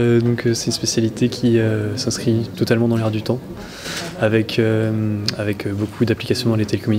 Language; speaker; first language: French; native; French